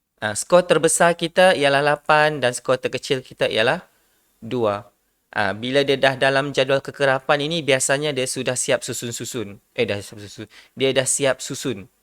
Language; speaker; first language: Malay; non-native, local second language; Iban